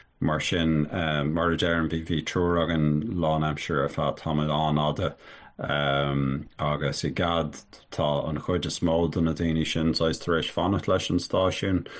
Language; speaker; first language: Irish; native; Irish